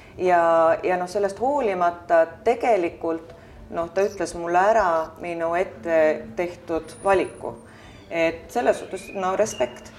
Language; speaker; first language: Estonian; native; Estonian